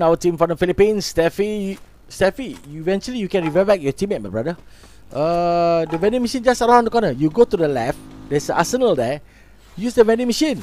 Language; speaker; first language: English; non-native, local second language; Malay